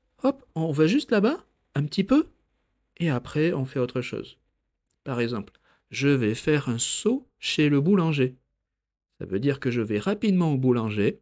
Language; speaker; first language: French; native; French